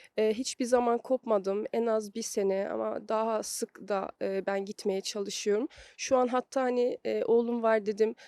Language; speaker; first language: Turkish; early bilingual, heritage; Turkish